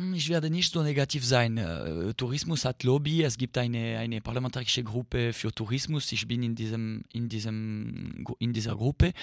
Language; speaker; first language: German; non-native, learner; French